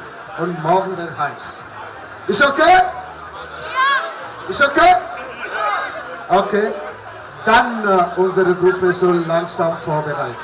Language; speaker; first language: German; non-native, learner; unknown